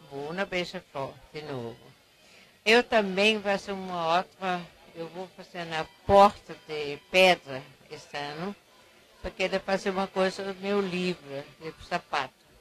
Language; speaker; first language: Portuguese; non-native, fluent; Danish